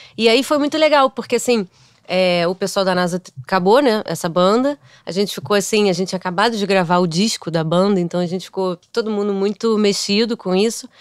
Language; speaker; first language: Portuguese; native; Portuguese